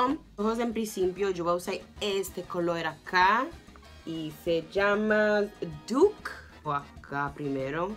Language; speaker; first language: Spanish; early bilingual, heritage; English